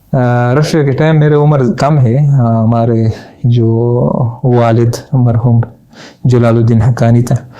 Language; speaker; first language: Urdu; non-native, learner; Pashto